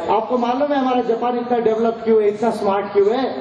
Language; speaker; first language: Hindi; non-native, local second language; Marathi